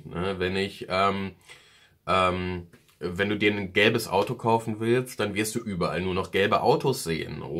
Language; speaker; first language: German; native; German